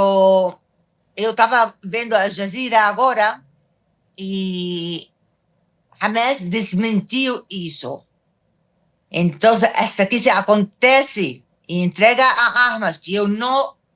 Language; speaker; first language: Portuguese; non-native, fluent; Arabic